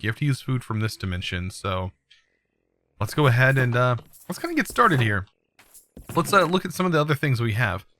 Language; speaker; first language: English; native; English